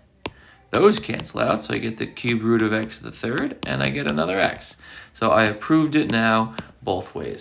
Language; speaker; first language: English; native; English